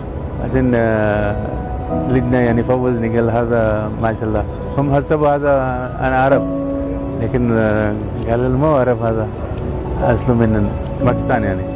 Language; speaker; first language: Arabic; non-native, fluent; Urdu